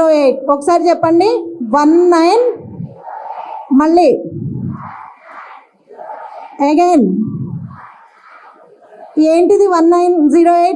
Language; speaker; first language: Telugu; native; Telugu